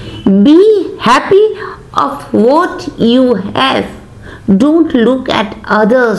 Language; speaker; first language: English; non-native, local second language; Bangla